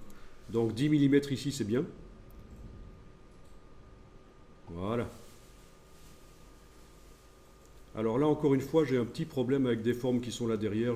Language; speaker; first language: French; native; French